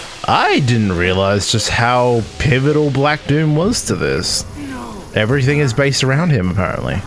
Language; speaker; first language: English; native; English